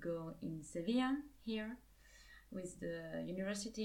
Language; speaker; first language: English; non-native, fluent; French